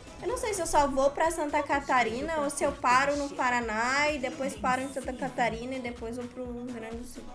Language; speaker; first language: Portuguese; native; Portuguese